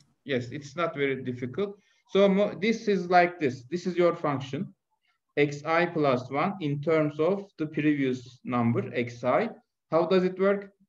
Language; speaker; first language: English; non-native, fluent; Turkish